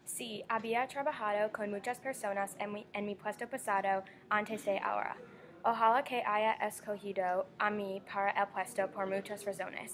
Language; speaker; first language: Spanish; non-native, learner; English